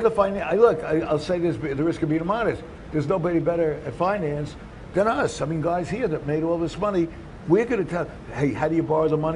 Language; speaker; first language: English; native; English